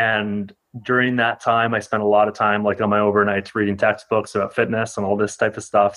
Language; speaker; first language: English; native; English